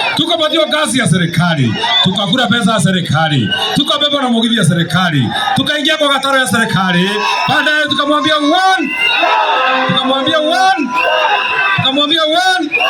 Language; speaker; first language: Swahili; non-native, local second language; Kikuyu